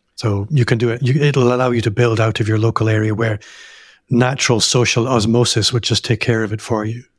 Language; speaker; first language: English; native; English